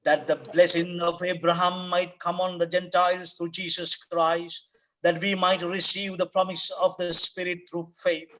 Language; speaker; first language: English; non-native, local second language; Sinhala